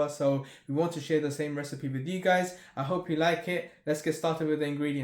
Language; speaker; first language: English; early bilingual, other home language; Tamil